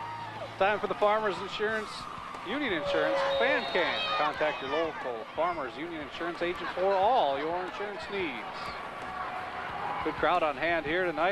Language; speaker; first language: English; native; English